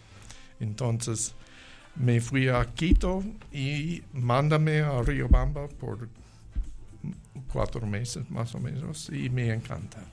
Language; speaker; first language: Spanish; non-native, learner; English